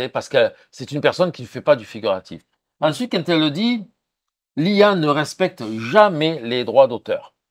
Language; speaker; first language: French; native; French